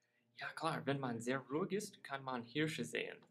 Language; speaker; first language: German; non-native, learner; English